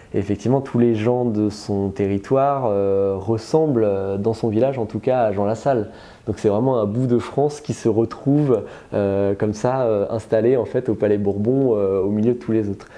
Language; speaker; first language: French; native; French